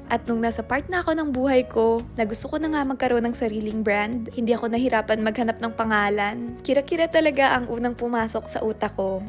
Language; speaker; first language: Filipino; native; Filipino